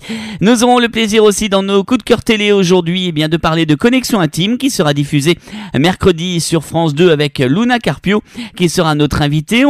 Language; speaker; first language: French; native; French